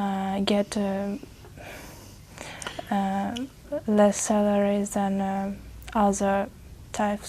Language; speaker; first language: English; non-native, learner; Uzbek